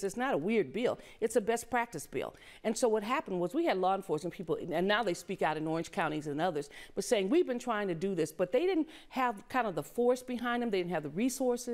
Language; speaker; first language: English; native; English